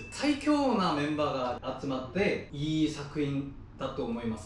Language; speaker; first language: Japanese; non-native, fluent; Korean